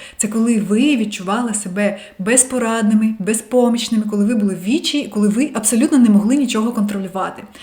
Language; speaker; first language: Ukrainian; non-native, local second language; Russian